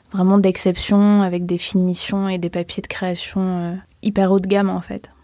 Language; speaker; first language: French; native; French